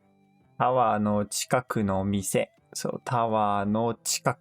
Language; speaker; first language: Japanese; non-native, fluent; English